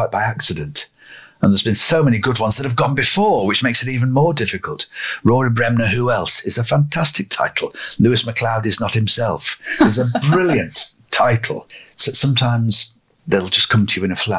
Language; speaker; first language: English; native; English